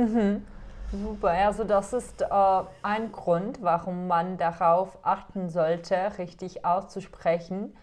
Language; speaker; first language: German; non-native, fluent; Czech